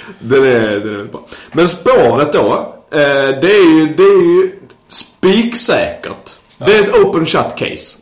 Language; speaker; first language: Swedish; native; Swedish